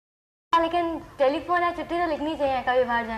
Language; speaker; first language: Hindi; native; Hindi